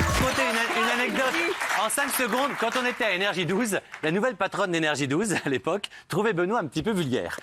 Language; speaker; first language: French; native; French